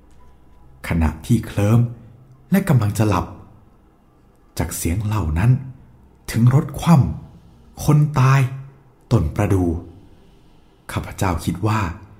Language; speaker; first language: Thai; native; Thai